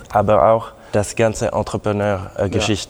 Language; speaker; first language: German; non-native, local second language; French